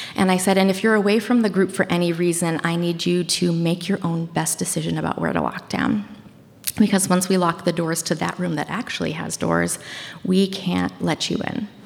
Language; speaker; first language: English; native; English